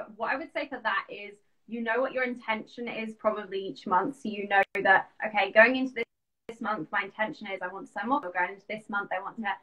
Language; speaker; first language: English; native; English